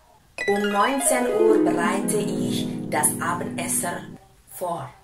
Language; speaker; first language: German; non-native, fluent; Indonesian